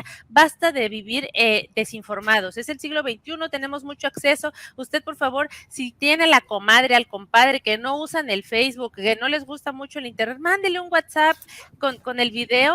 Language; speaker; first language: Spanish; native; Spanish